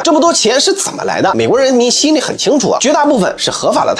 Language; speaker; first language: Chinese; native; Chinese